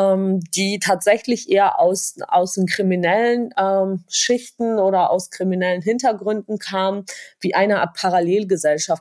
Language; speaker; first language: German; non-native, fluent; Georgian